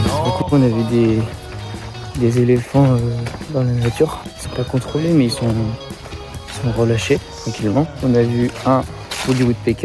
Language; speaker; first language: French; native; French